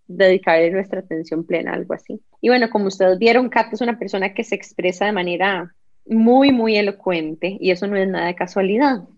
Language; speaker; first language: Spanish; native; Spanish